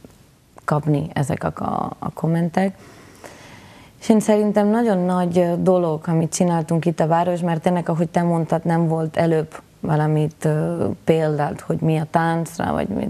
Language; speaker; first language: Hungarian; non-native, fluent; Spanish